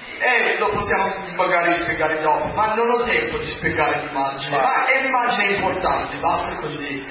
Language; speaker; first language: Italian; non-native, fluent; English